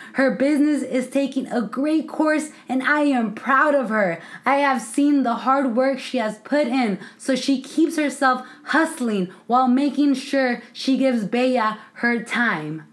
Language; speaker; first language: English; early bilingual, other home language; Spanish